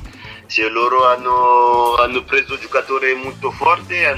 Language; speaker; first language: Italian; non-native, fluent; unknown